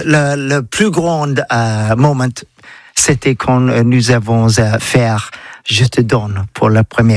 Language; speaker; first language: French; non-native, learner; English